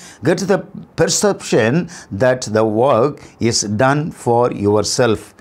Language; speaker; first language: English; non-native, local second language; Tamil